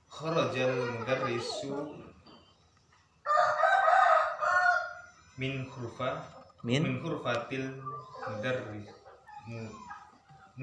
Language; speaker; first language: Arabic; non-native, learner; Indonesian